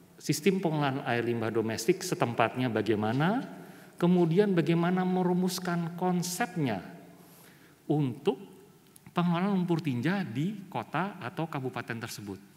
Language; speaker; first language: Indonesian; native; Indonesian